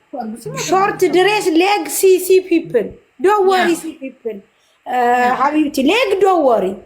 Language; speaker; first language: English; non-native, learner; Amharic